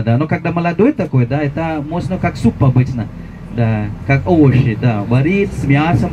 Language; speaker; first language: Russian; non-native, fluent; Indonesian